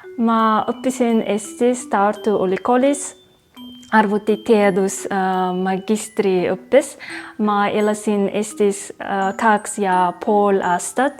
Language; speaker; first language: Estonian; non-native, fluent; Kazakh